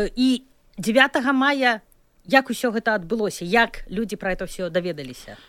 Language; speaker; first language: Belarusian; native; Belarusian